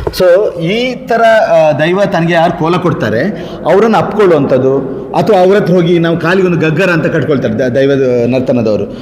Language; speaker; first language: Kannada; non-native, local second language; Tulu